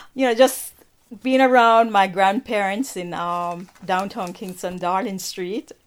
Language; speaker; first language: English; non-native, local second language; Jamaican Creole English